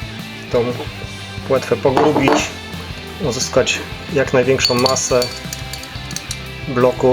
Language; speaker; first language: Polish; native; Polish